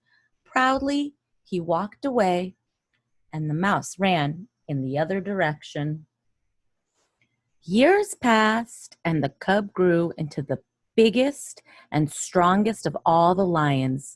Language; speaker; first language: English; native; English